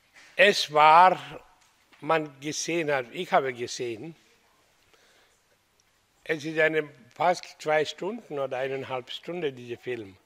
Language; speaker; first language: German; non-native, fluent; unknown